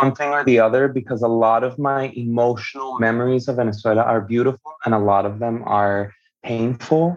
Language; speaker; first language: English; non-native, fluent; Spanish